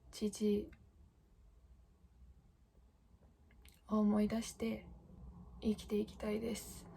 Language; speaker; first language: Japanese; non-native, fluent; English